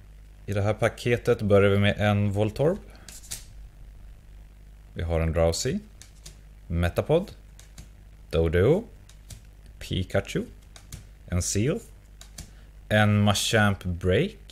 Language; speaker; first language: Swedish; native; Swedish